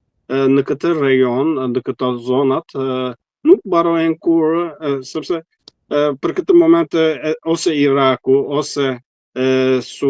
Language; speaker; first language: Albanian; non-native, fluent; Turkish